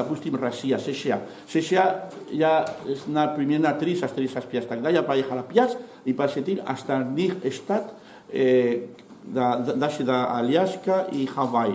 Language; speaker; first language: Russian; non-native, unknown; Spanish